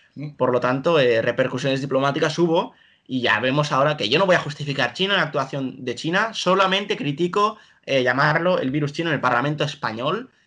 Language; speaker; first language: Spanish; native; Spanish